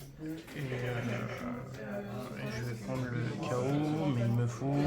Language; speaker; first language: French; native; French